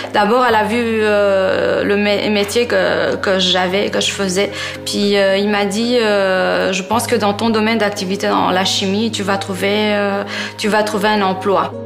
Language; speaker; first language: French; non-native, fluent; Romanian